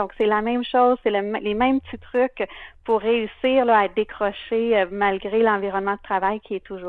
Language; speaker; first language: French; native; French